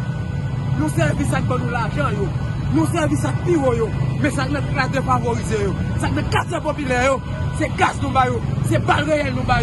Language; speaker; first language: Haitian Creole; native; Haitian Creole